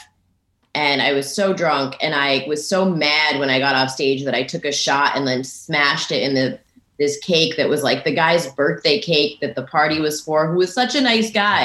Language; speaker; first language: English; native; English